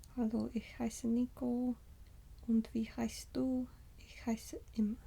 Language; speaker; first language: German; non-native, learner; English